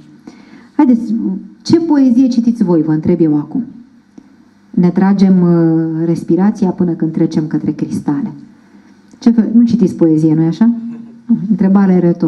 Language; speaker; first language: Romanian; native; Romanian